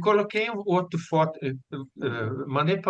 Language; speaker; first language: Portuguese; non-native, fluent; Swedish